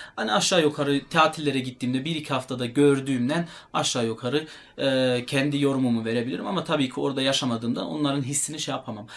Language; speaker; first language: Turkish; early bilingual, heritage; Turkish